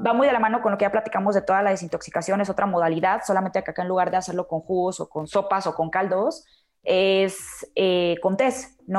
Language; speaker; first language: Spanish; native; Spanish